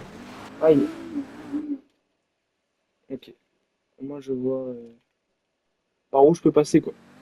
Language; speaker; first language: French; native; French